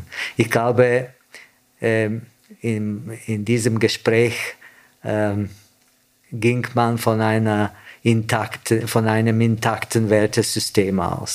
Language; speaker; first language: German; non-native, fluent; Bulgarian